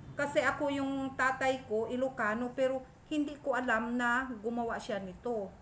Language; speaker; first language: Filipino; non-native, local second language; Masbatenyo